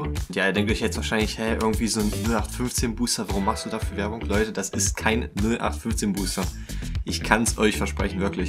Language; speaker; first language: German; native; German